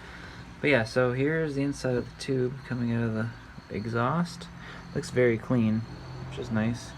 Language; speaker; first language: English; native; English